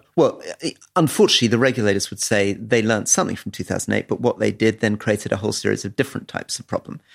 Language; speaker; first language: English; native; English